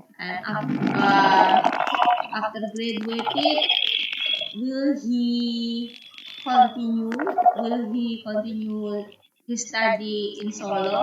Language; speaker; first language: English; non-native, learner; Indonesian